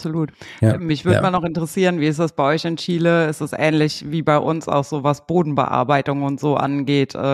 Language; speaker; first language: German; native; German